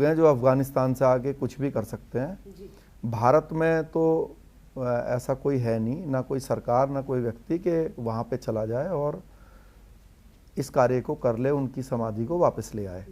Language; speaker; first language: Hindi; native; Hindi